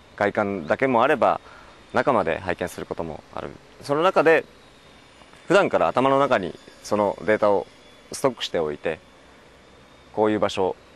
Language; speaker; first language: Japanese; native; Japanese